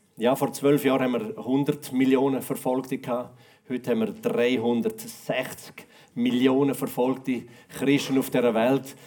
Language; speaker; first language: German; native; German